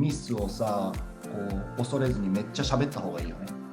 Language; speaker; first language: Japanese; native; Japanese